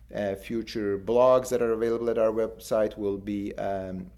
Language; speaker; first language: English; non-native, fluent; Turkish